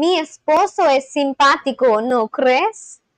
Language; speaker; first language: Spanish; non-native, learner; English